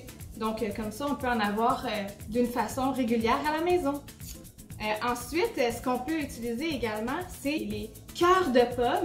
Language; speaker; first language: French; native; French